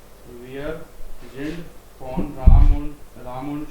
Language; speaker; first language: German; non-native, learner; Hindi